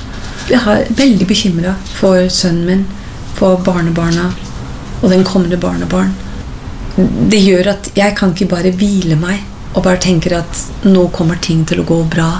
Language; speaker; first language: Norwegian; non-native, fluent; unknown